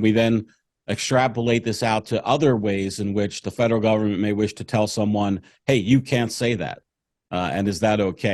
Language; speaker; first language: English; native; English